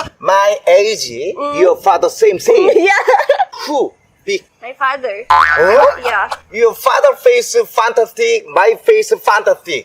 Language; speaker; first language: English; non-native, learner; Korean